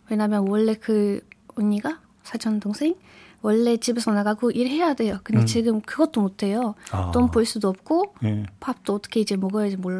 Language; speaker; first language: Korean; non-native, learner; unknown